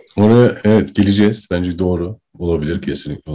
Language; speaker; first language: Turkish; native; Turkish